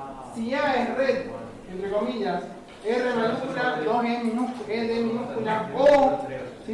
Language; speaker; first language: Spanish; native; Spanish